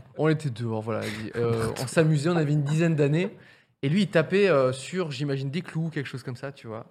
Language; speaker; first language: French; native; French